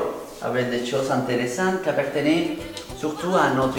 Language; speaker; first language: French; non-native, fluent; Spanish